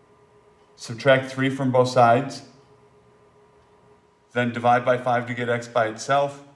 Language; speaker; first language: English; native; English